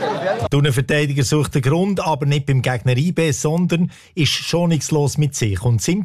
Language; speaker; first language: German; native; German